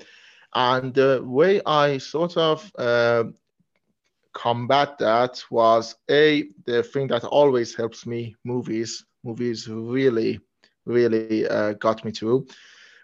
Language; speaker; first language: English; non-native, fluent; Persian